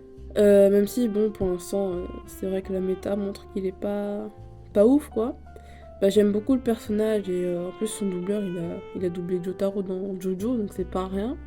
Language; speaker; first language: French; native; French